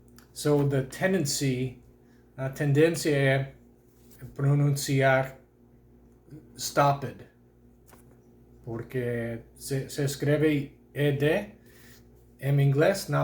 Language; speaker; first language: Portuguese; non-native, learner; English